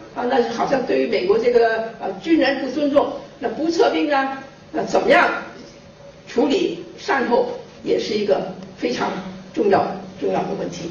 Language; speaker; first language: Chinese; native; Chinese